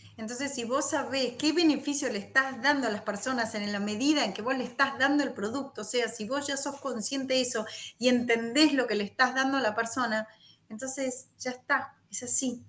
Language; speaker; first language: Spanish; native; Spanish